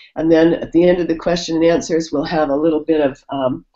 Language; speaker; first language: English; native; English